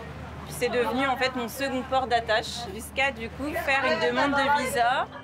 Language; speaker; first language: French; native; French